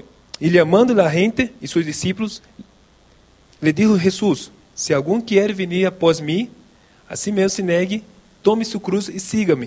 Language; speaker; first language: Spanish; non-native, local second language; Portuguese